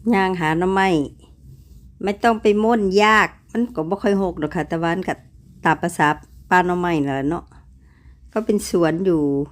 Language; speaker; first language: Thai; native; Thai